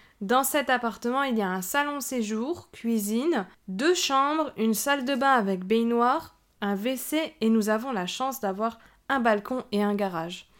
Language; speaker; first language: French; native; French